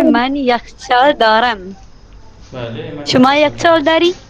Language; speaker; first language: Persian; non-native, learner; Urdu